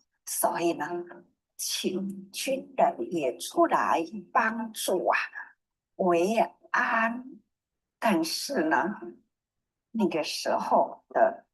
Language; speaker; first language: Chinese; native; Chinese